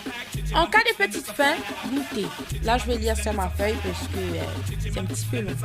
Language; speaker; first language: French; native; French